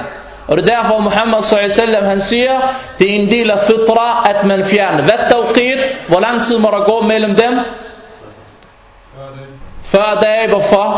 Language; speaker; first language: Danish; non-native, fluent; Arabic